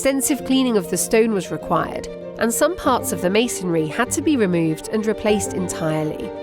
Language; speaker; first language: English; native; English